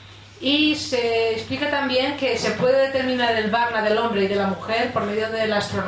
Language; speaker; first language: Spanish; native; Spanish